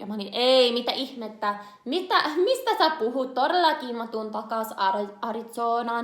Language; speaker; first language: Finnish; non-native, learner; English